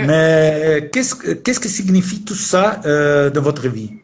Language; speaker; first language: French; non-native, learner; Portuguese